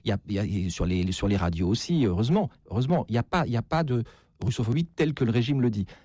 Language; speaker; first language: French; native; French